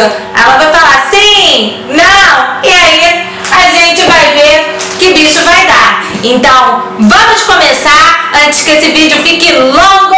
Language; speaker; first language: Portuguese; native; Portuguese